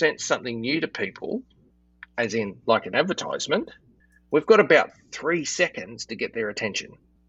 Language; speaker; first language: English; native; English